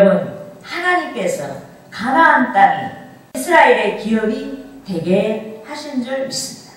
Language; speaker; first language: Korean; native; Korean